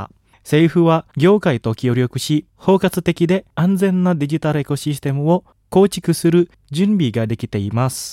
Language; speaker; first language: Japanese; non-native, fluent; Indonesian